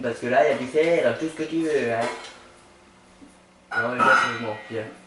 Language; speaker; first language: French; native; French